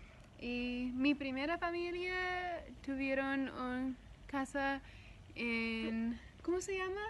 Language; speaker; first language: Spanish; non-native, learner; English